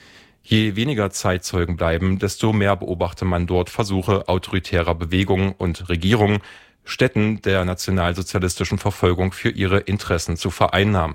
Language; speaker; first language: German; native; German